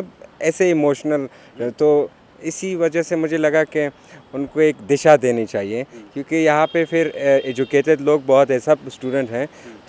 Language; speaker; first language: Hindi; non-native, fluent; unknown